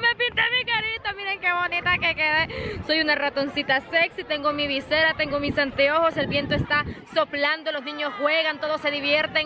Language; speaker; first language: Spanish; native; Spanish